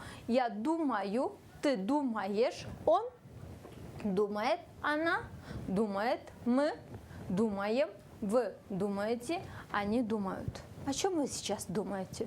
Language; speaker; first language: Russian; non-native, local second language; Kyrgyz